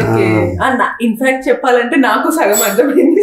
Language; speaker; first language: Telugu; native; Telugu